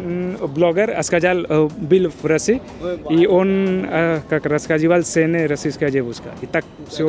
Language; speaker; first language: Russian; non-native, learner; Hindi